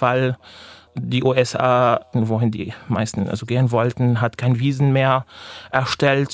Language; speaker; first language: German; non-native, fluent; Arabic